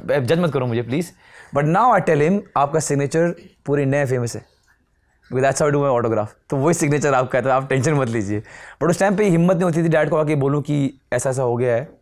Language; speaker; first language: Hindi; non-native, local second language; Nepali